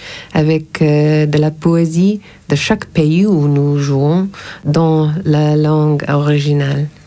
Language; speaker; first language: French; non-native, learner; English